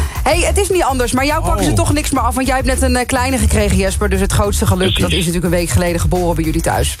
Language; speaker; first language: Dutch; native; Dutch